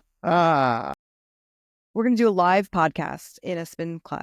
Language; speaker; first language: English; native; English